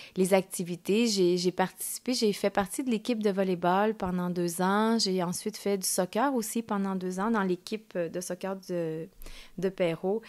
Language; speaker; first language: French; early bilingual, other home language; Spanish